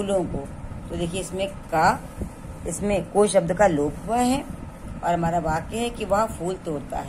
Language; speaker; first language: Hindi; native; Hindi